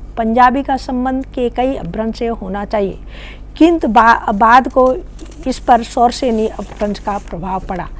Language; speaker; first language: Hindi; native; Hindi